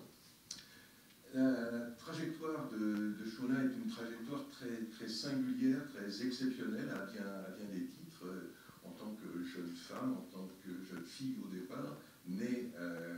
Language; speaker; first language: French; native; French